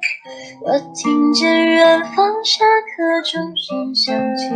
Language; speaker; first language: Chinese; non-native, fluent; Khmer